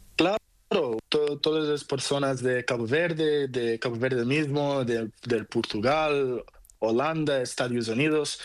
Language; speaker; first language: Spanish; non-native, learner; Portuguese